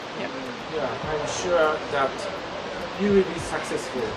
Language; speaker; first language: English; non-native, learner; Japanese